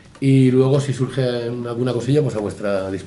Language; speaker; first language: Spanish; native; Spanish